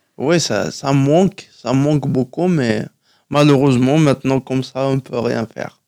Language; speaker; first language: French; non-native, local second language; Kabyle